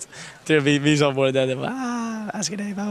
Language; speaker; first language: Swedish; early bilingual, heritage; Swedish